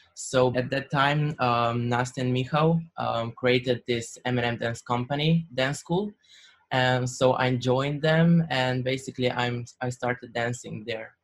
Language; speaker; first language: English; non-native, learner; Slovenian